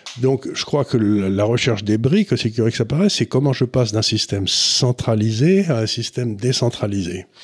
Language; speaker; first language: French; native; French